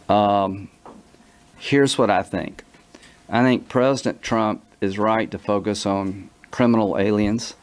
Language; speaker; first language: English; native; English